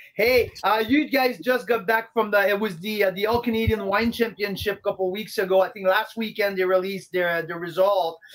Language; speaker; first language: English; non-native, fluent; French